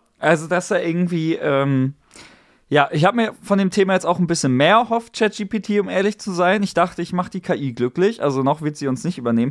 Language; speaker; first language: German; native; German